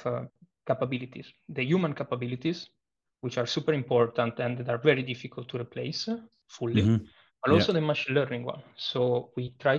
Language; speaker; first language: English; non-native, fluent; Italian